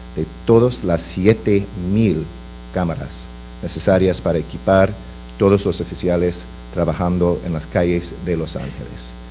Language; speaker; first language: Spanish; non-native, fluent; English